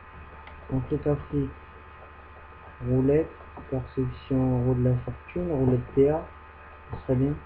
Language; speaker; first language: French; native; French